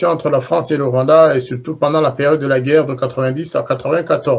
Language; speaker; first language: French; non-native, local second language; Kinyarwanda